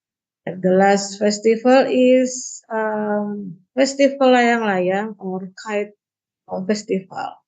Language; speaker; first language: English; non-native, learner; Indonesian